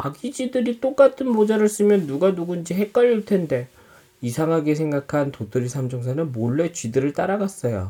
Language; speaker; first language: Korean; native; Korean